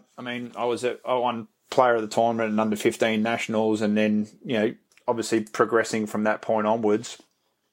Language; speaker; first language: English; native; English